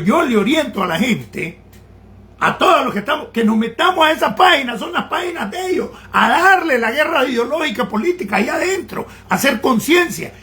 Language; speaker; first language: Spanish; native; Spanish